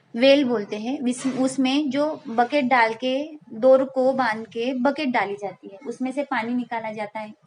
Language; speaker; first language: Hindi; non-native, local second language; Marathi